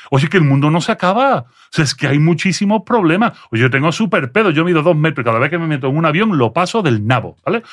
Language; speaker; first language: Spanish; early bilingual, other home language; French